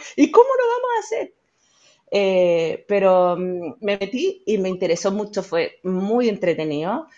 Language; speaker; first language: Spanish; native; Spanish